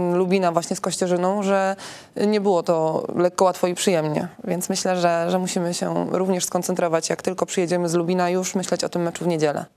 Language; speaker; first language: Polish; native; Polish